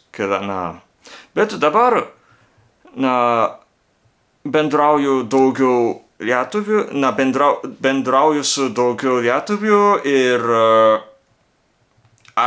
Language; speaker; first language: Lithuanian; non-native, learner; Japanese